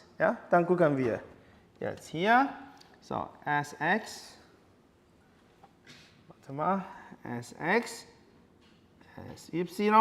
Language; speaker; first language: German; non-native, learner; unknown